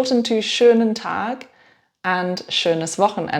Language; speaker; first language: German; non-native, fluent; English